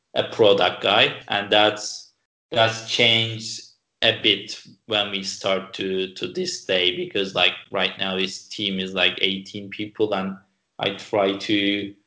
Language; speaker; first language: English; non-native, fluent; Turkish